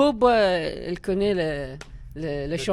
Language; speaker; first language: French; non-native, learner; Arabic